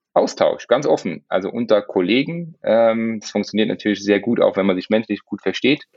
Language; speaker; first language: German; non-native, local second language; Luxembourgish